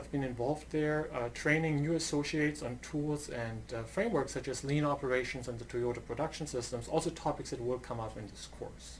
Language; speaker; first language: English; non-native, fluent; German